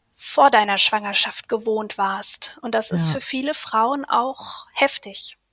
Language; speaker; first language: German; native; German